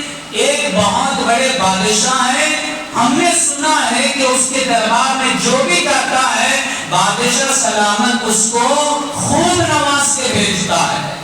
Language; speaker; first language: Urdu; native; Urdu